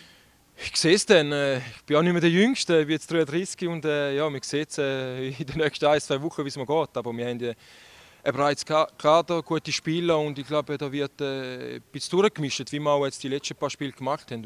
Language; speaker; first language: German; native; German